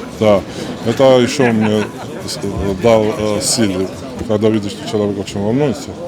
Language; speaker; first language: Russian; non-native, fluent; Georgian